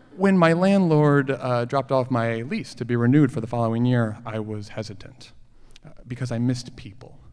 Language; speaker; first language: English; native; English